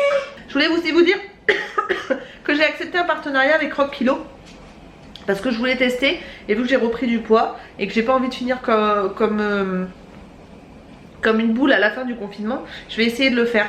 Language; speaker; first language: French; native; French